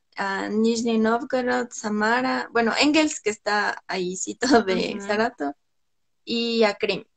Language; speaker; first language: Spanish; native; Spanish